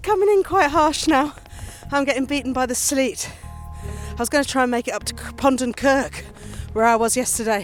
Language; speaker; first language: English; native; English